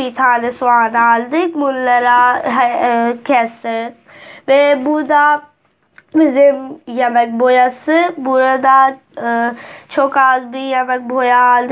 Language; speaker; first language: Turkish; non-native, learner; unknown